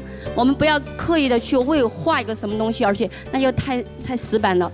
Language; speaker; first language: Chinese; native; Chinese